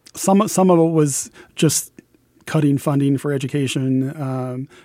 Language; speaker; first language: English; native; English